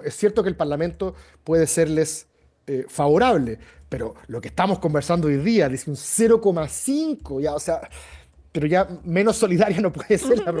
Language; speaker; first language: Spanish; native; Spanish